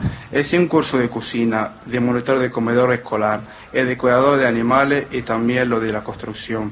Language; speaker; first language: Spanish; non-native, fluent; Arabic